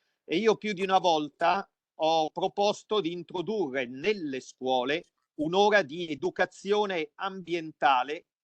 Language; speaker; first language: Italian; native; Italian